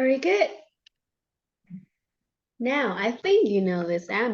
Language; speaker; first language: English; non-native, fluent; Vietnamese